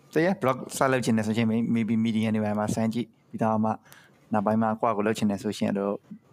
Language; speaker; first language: Burmese; native; Burmese